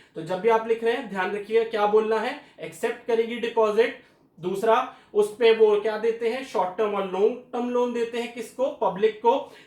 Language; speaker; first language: Hindi; native; Hindi